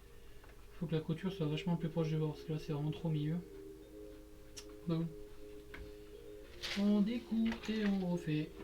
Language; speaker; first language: French; native; French